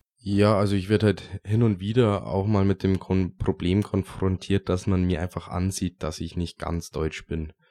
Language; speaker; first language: German; native; German